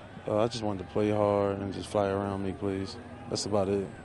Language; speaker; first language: English; native; English